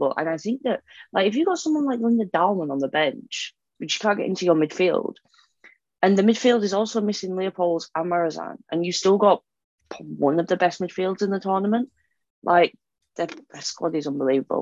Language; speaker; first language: English; native; English